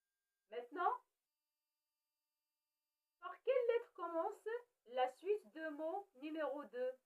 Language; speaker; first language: French; non-native, local second language; Arabic